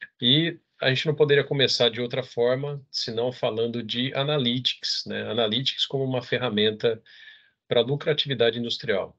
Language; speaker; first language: Portuguese; native; Portuguese